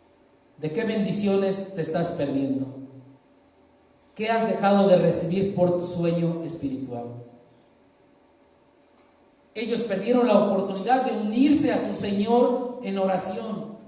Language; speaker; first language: Spanish; native; Spanish